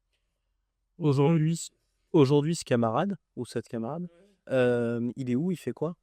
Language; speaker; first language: French; native; French